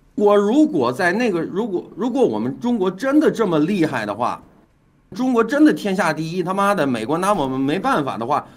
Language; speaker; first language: Chinese; native; Chinese